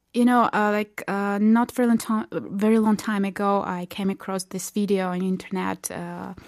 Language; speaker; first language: English; non-native, fluent; Belarusian